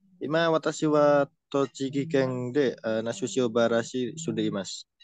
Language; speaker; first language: Japanese; non-native, learner; Indonesian